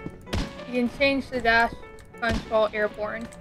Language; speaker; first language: English; native; English